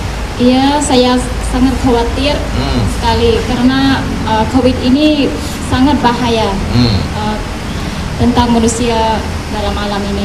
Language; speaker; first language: Indonesian; non-native, fluent; Khmer